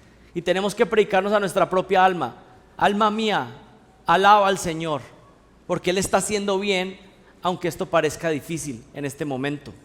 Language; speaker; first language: Spanish; native; Spanish